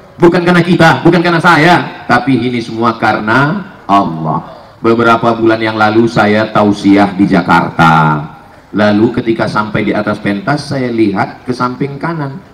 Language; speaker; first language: Indonesian; native; Indonesian